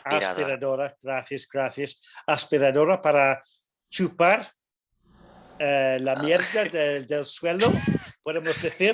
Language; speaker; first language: Spanish; non-native, fluent; English